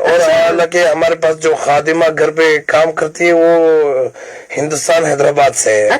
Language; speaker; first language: Urdu; non-native, fluent; Arabic